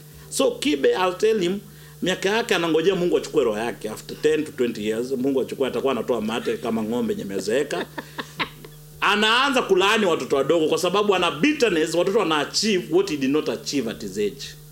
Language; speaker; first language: English; non-native, local second language; Luo (Kenya and Tanzania)